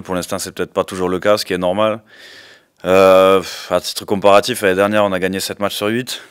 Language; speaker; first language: French; native; French